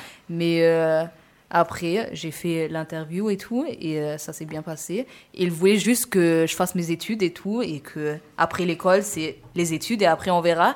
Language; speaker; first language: French; non-native, fluent; Arabic